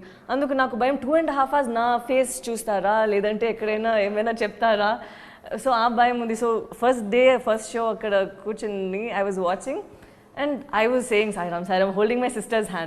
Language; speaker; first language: Telugu; non-native, learner; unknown